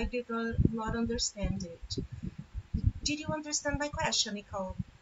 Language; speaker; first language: English; non-native, fluent; Portuguese